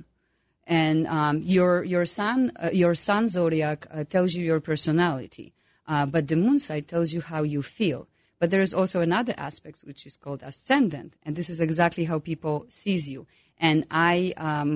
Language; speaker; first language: English; non-native, fluent; Polish